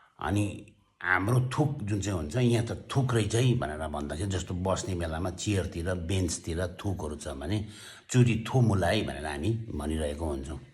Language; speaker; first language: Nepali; non-native, local second language; Eastern Tamang